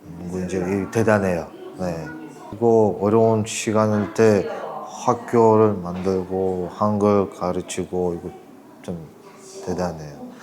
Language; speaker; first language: Korean; non-native, learner; Russian